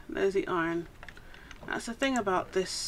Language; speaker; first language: English; native; English